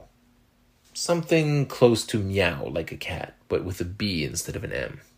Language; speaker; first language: English; non-native, fluent; French